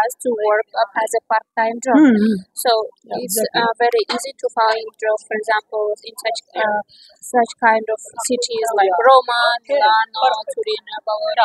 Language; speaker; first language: English; non-native, learner; Kazakh